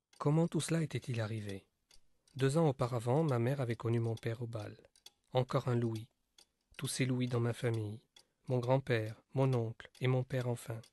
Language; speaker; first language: French; native; French